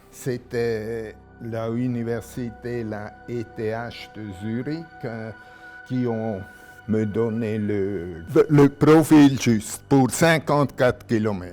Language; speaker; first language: French; non-native, local second language; German